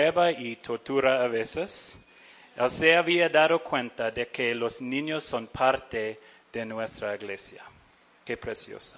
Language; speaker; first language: Spanish; non-native, fluent; English